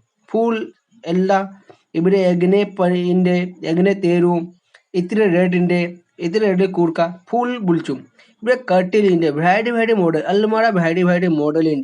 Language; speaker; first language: Malayalam; non-native, learner; Hindi